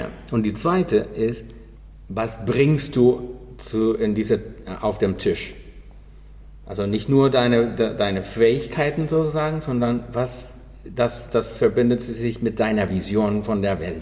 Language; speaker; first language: German; non-native, fluent; Spanish